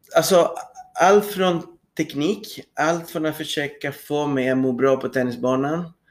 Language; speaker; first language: Swedish; non-native, fluent; Spanish